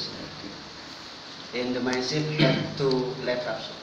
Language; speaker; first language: English; non-native, learner; Indonesian